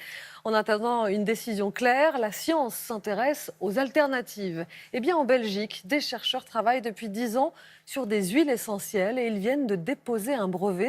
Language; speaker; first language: French; native; French